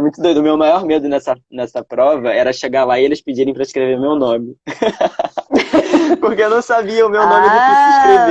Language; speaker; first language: Portuguese; native; Portuguese